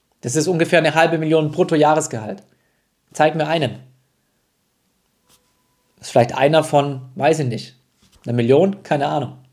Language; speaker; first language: German; native; German